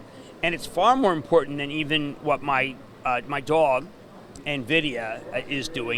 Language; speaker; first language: English; native; English